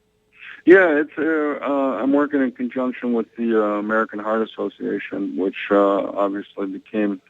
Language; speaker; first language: English; native; English